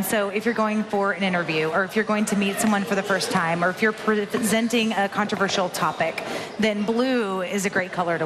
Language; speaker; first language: English; native; English